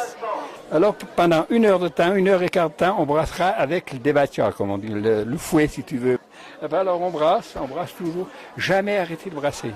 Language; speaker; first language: French; native; French